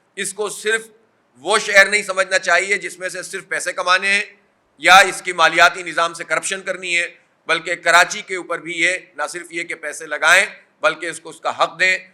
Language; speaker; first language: Urdu; native; Urdu